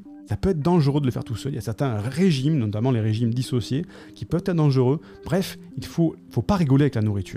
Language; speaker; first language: French; native; French